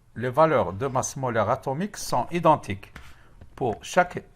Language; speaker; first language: French; non-native, local second language; Arabic